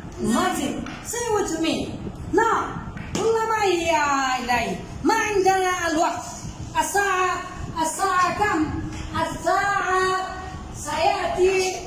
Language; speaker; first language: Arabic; non-native, fluent; Bangla